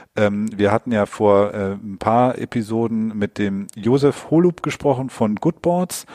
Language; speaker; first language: German; native; German